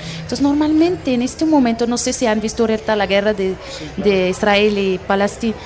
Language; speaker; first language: Spanish; non-native, fluent; Arabic